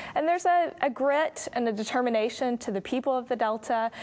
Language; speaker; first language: English; native; English